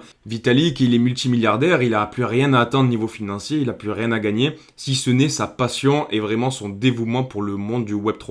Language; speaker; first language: French; native; French